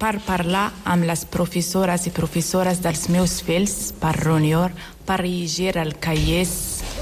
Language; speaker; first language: Catalan; non-native, learner; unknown